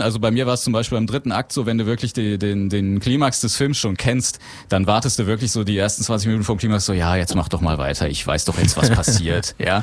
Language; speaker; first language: German; native; German